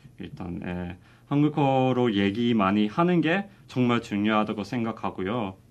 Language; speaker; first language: Korean; non-native, fluent; English